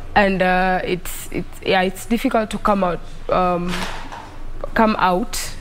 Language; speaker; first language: English; non-native, local second language; Luo (Kenya and Tanzania)